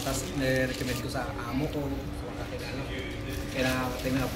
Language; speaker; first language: Filipino; native; Filipino